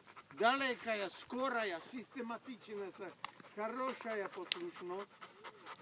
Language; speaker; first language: Russian; non-native, learner; Czech